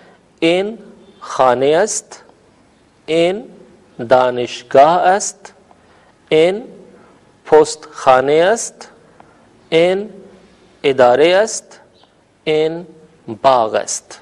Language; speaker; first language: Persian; non-native, fluent; Urdu